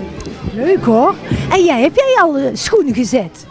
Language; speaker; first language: Dutch; native; Dutch